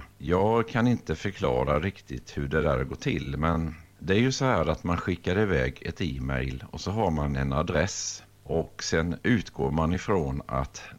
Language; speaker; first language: Swedish; native; Swedish